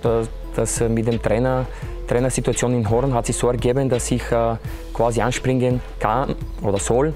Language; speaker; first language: German; non-native, fluent; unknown